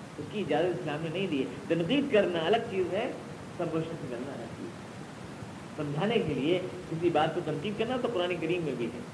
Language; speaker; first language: Urdu; native; Urdu